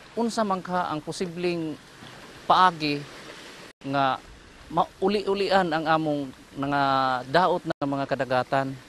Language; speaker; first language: Cebuano; native; Cebuano